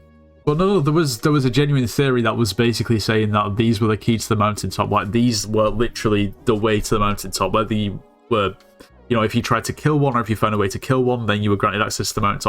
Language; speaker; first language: English; native; English